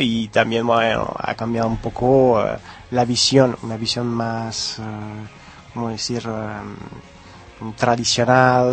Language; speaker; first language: Spanish; early bilingual, heritage; Spanish